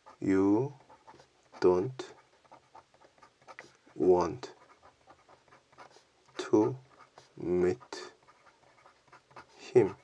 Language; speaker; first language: English; non-native, learner; Korean